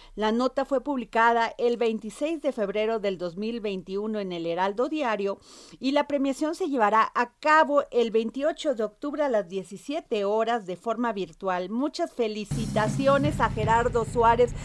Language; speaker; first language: Spanish; native; Spanish